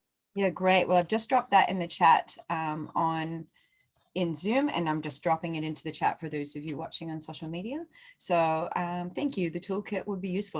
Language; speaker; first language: English; native; English